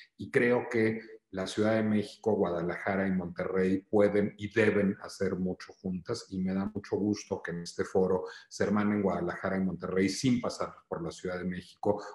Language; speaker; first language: Spanish; native; Spanish